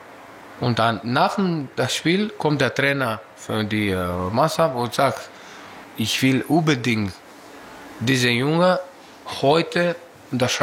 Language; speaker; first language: German; non-native, fluent; Greek